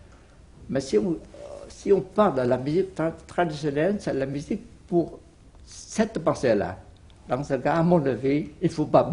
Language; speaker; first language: French; non-native, fluent; Vietnamese